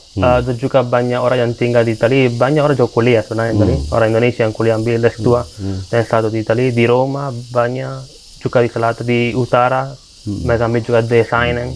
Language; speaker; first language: Indonesian; non-native, fluent; Italian